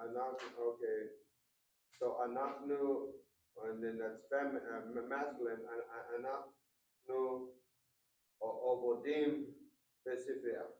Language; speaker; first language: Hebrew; non-native, learner; English